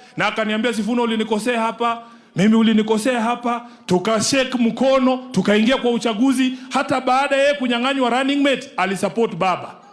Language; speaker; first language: Swahili; non-native, local second language; Luyia